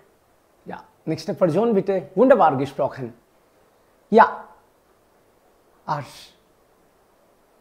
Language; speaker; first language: German; non-native, fluent; Hindi